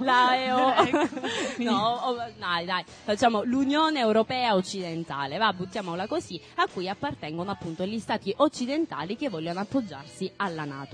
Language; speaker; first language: Italian; native; Italian